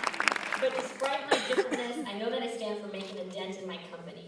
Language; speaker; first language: English; early bilingual, other home language; Spanish